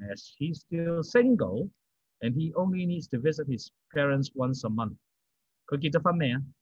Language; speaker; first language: English; non-native, local second language; Cantonese